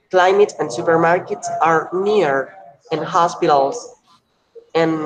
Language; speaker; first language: English; non-native, learner; Spanish